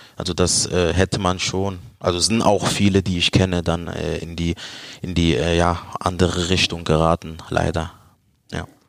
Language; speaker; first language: German; early bilingual, other home language; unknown